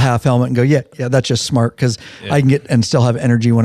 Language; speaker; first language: English; native; English